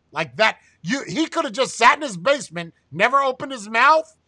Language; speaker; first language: English; native; English